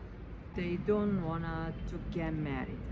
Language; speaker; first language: English; non-native, learner; Korean